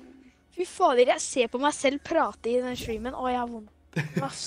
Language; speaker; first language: Norwegian; native; Norwegian